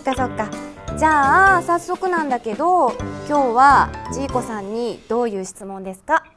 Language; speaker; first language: Japanese; native; Japanese